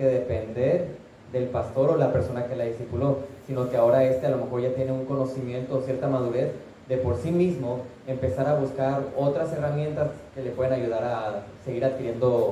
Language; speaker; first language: Spanish; native; Spanish